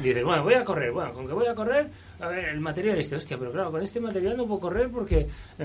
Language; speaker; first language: Spanish; non-native, local second language; Catalan